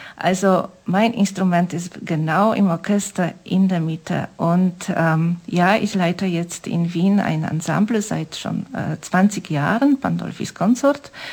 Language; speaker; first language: German; non-native, fluent; Polish